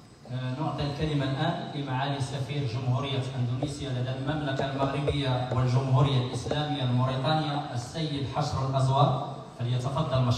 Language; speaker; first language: Arabic; native; Arabic